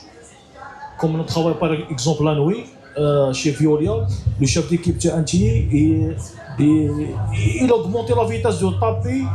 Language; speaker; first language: French; non-native, learner; Arabic